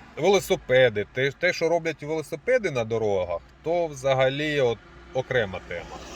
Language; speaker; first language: Ukrainian; non-native, local second language; Russian